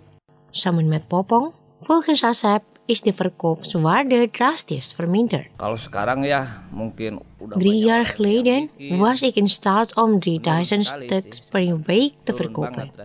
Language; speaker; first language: Dutch; non-native, fluent; Indonesian